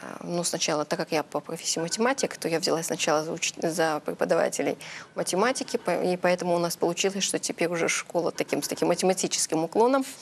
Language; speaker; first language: Russian; early bilingual, heritage; Russian